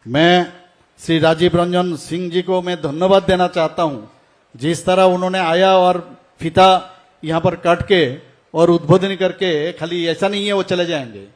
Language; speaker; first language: Hindi; non-native, local second language; Bangla